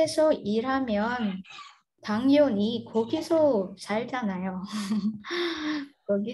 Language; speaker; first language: Korean; non-native, fluent; Indonesian